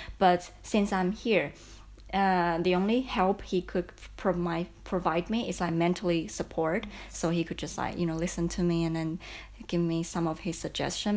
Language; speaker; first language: English; non-native, fluent; Chinese